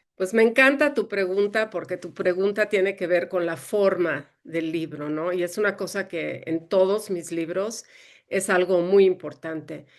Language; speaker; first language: Spanish; early bilingual, other home language; English